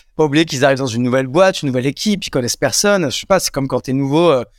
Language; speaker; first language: French; native; French